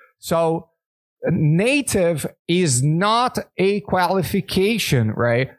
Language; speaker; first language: English; non-native, fluent; Portuguese